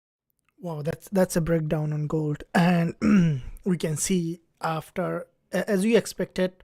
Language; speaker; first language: English; non-native, fluent; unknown